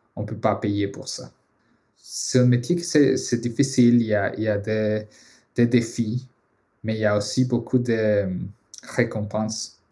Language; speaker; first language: French; non-native, fluent; Spanish